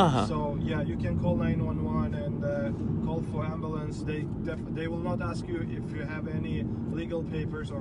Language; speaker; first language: English; non-native, fluent; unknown